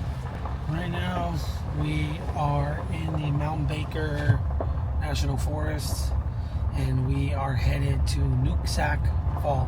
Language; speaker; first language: English; native; English